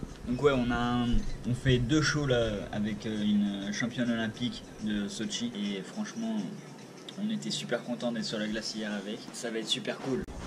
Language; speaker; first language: French; native; French